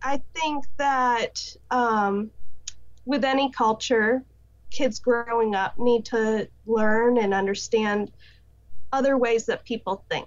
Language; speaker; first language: English; native; English